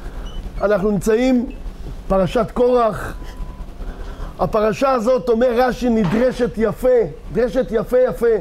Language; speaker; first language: Hebrew; native; Hebrew